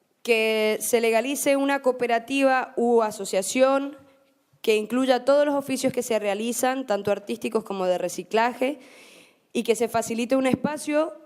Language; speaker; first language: Spanish; native; Spanish